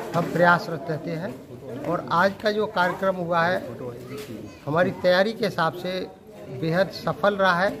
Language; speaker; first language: Hindi; native; Hindi